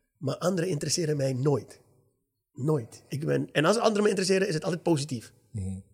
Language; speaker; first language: Dutch; native; Dutch